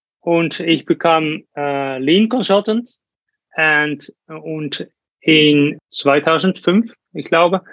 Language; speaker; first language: German; non-native, learner; Dutch